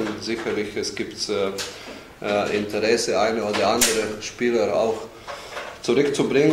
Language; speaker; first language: German; non-native, fluent; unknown